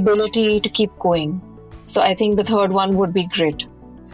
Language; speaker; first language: English; non-native, local second language; Punjabi